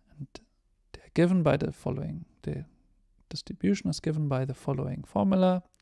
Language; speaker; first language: English; non-native, fluent; German